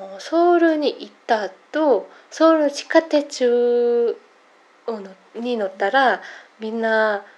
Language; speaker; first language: Japanese; non-native, fluent; Korean